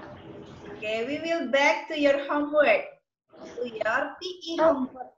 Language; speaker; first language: English; non-native, learner; Indonesian